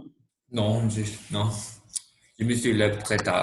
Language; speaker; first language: French; non-native, learner; Spanish